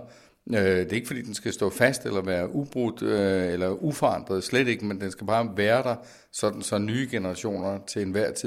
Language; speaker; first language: Danish; native; Danish